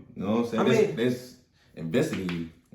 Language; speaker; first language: English; native; English